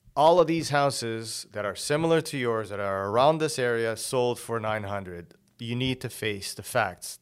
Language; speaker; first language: English; non-native, fluent; Portuguese